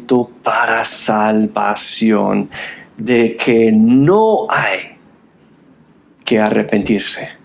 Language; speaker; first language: Spanish; non-native, fluent; English